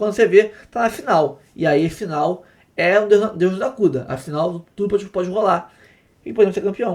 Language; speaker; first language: Portuguese; native; Portuguese